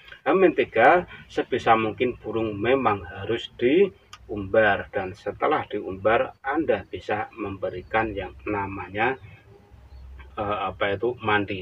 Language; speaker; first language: Indonesian; native; Indonesian